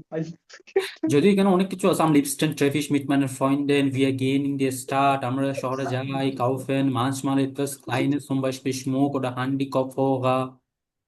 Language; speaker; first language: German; non-native, learner; Bangla